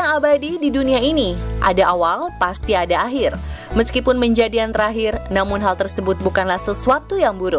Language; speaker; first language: Indonesian; native; Indonesian